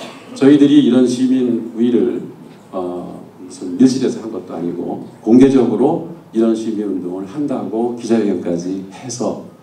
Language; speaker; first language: Korean; native; Korean